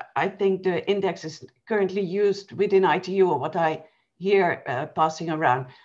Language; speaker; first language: English; non-native, fluent; Dutch